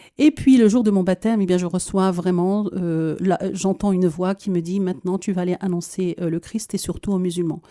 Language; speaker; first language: French; early bilingual, other home language; Arabic